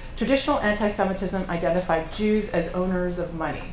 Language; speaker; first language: English; native; English